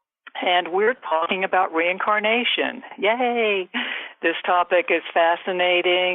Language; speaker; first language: English; native; English